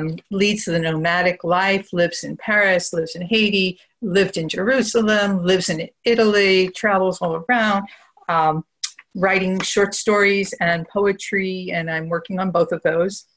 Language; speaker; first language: English; native; English